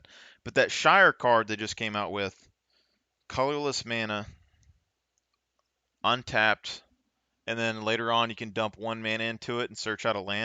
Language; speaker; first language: English; native; English